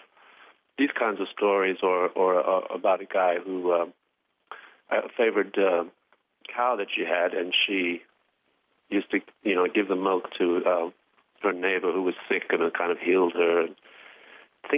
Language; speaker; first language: English; native; English